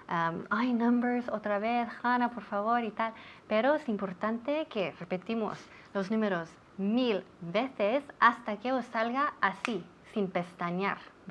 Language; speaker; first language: Spanish; non-native, fluent; English